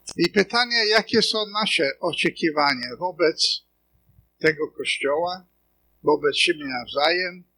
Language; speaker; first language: Polish; non-native, fluent; English